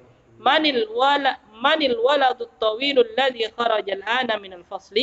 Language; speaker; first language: Arabic; non-native, fluent; Indonesian